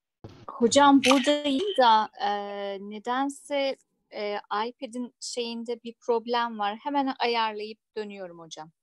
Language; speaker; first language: Turkish; native; Turkish